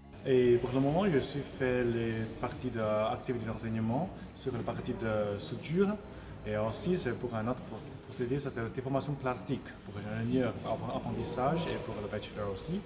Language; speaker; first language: French; non-native, learner; Chinese